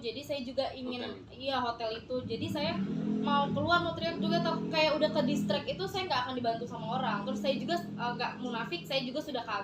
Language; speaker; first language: Indonesian; native; Indonesian